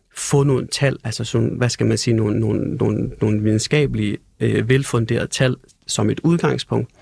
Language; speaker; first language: Danish; early bilingual, other home language; Persian